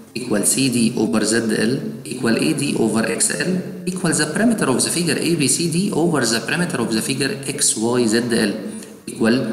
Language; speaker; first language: English; non-native, fluent; Arabic